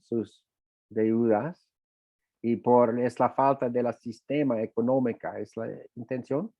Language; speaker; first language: Spanish; non-native, fluent; English